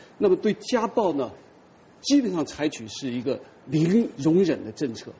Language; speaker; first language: Chinese; native; Chinese